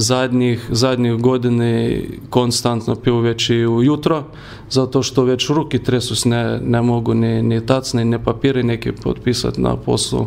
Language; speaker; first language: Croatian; non-native, learner; Lithuanian